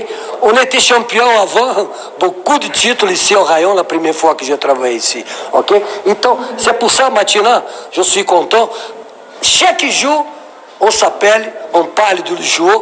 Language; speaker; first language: French; non-native, learner; Portuguese